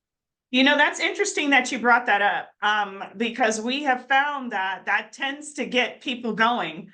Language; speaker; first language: English; native; English